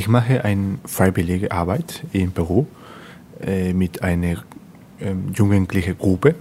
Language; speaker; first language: German; non-native, learner; Spanish